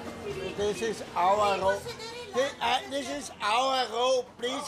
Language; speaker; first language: English; non-native, learner; German